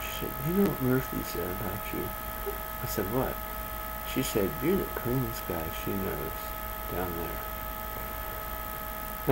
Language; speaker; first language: English; native; English